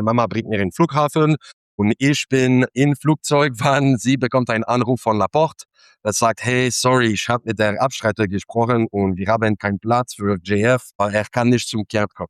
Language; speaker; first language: German; non-native, fluent; English